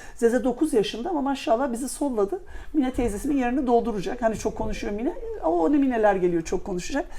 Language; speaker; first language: Turkish; native; Turkish